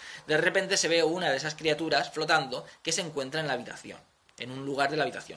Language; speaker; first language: Spanish; native; Spanish